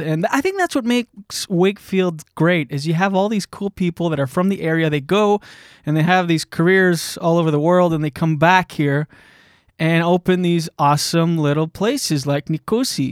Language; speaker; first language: English; early bilingual, other home language; French